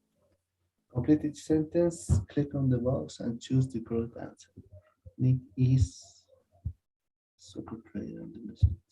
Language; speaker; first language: English; non-native, learner; Spanish